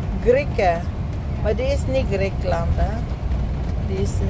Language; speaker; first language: Dutch; non-native, learner; Cebuano